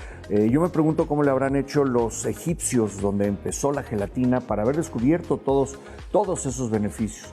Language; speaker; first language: Spanish; native; Spanish